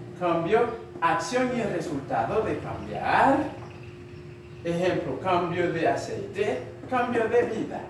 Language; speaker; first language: Spanish; non-native, fluent; Haitian Creole